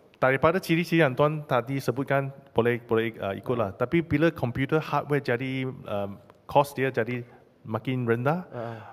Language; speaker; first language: Malay; non-native, local second language; Chinese